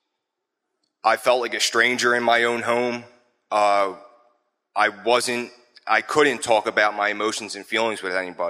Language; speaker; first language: English; native; English